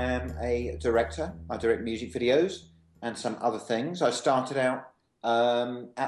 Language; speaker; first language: English; native; English